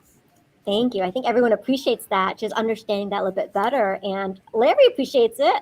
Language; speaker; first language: English; native; English